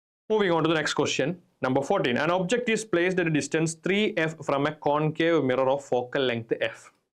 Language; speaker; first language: English; non-native, local second language; Malayalam